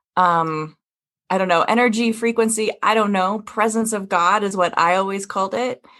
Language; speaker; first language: English; native; English